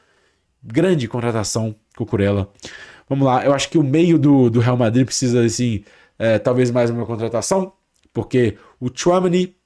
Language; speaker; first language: Portuguese; native; Portuguese